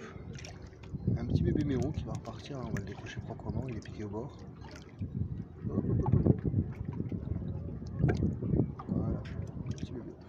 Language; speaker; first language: French; native; French